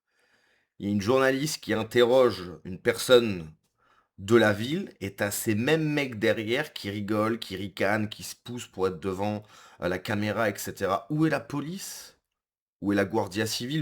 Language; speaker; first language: French; native; French